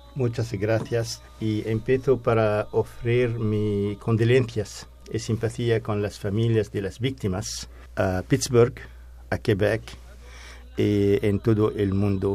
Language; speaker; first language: Spanish; non-native, fluent; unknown